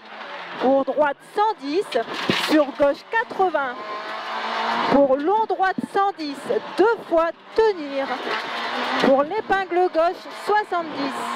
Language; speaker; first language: French; native; French